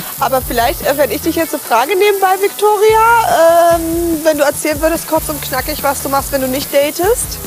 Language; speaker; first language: German; native; German